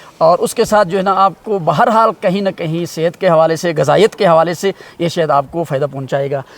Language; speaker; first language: Urdu; non-native, local second language; Shina